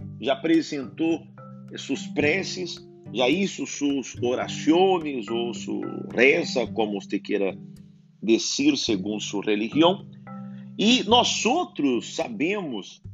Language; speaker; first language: Portuguese; non-native, learner; Spanish